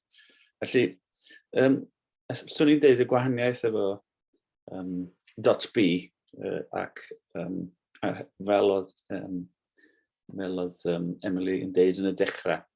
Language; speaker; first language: Welsh; native; Welsh